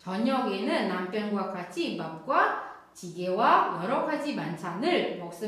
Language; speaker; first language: Korean; non-native, fluent; Indonesian